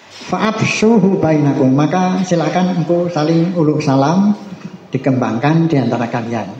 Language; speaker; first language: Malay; non-native, local second language; Javanese